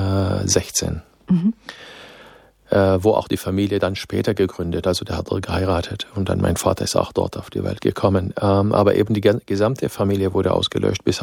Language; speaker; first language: German; non-native, fluent; Arabic